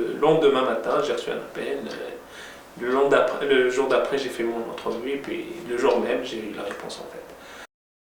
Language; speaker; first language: French; non-native, local second language; Arabic